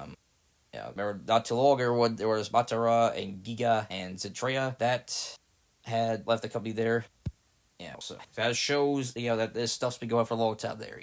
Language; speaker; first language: English; native; English